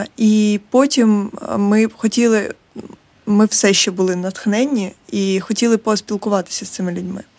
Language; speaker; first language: Ukrainian; native; Ukrainian